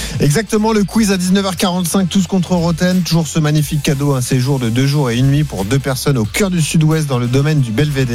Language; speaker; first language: French; native; French